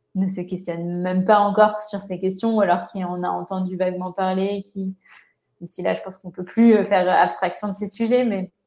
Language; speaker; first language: French; native; French